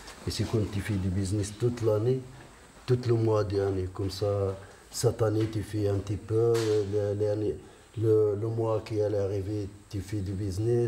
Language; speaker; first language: French; non-native, local second language; Arabic